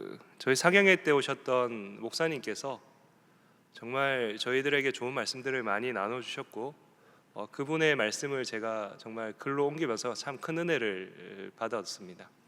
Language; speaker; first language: Korean; native; Korean